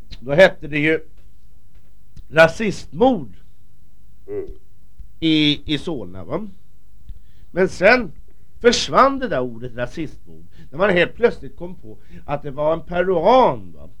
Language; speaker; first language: Swedish; native; Swedish